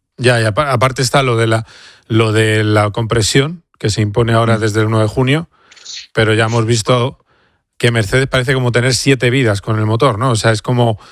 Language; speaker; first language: Spanish; native; Spanish